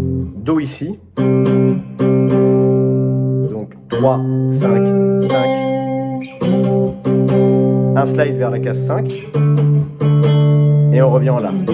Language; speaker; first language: French; native; French